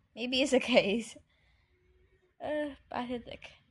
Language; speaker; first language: English; non-native, fluent; Vietnamese